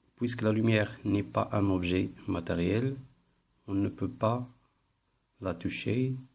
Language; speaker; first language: French; non-native, local second language; Arabic